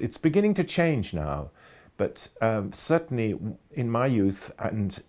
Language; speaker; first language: English; native; English